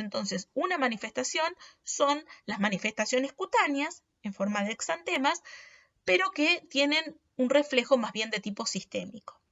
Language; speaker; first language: Spanish; native; Spanish